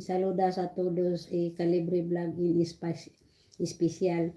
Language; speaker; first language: Spanish; non-native, learner; Cebuano